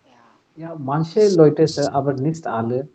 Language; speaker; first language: German; non-native, fluent; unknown